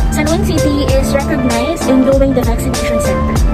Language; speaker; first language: English; non-native, local second language; Filipino